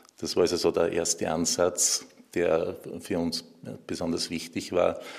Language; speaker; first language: German; native; German